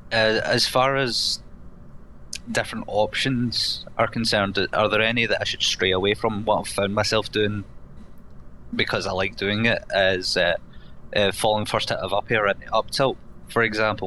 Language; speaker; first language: English; native; English